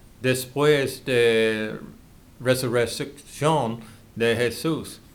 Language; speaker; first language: Spanish; non-native, learner; English